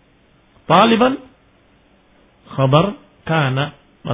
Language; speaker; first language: Arabic; non-native, fluent; Indonesian